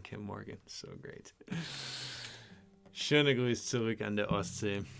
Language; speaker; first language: German; non-native, learner; English